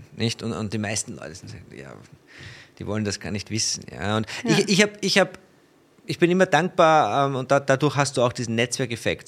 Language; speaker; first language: German; native; German